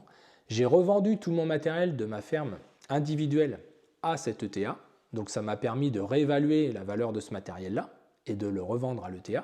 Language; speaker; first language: French; native; French